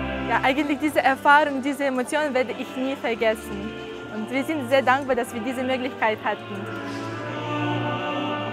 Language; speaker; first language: German; non-native, fluent; Ukrainian